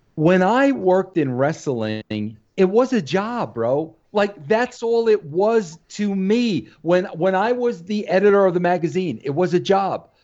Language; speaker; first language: English; native; English